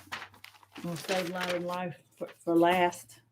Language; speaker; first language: English; native; English